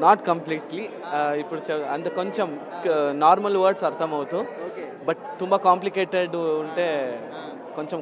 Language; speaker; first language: Telugu; non-native, learner; Kannada